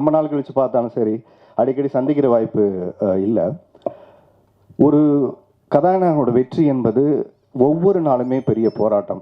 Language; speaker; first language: Tamil; native; Tamil